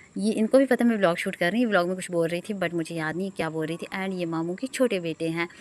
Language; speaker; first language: Hindi; non-native, local second language; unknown